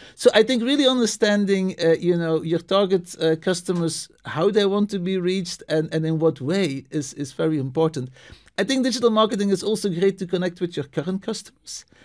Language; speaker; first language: English; non-native, fluent; Dutch